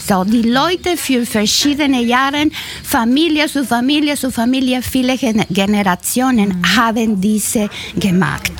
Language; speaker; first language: German; non-native, learner; Spanish